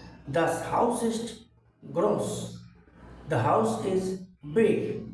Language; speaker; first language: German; non-native, learner; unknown